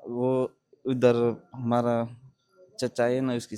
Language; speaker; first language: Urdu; non-native, local second language; Pashto